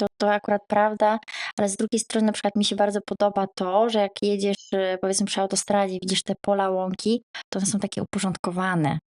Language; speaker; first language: Polish; native; Polish